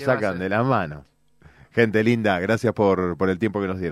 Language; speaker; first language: Spanish; native; Spanish